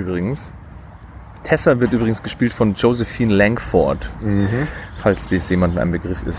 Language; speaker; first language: German; native; German